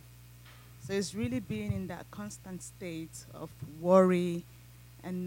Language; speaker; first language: English; non-native, local second language; Igbo